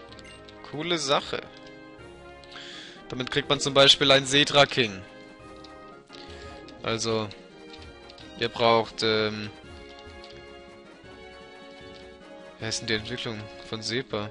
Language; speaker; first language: German; native; German